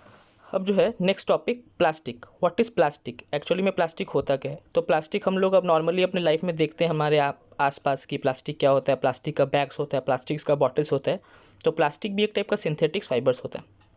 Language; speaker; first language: Hindi; native; Hindi